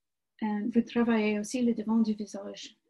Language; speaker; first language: French; non-native, learner; English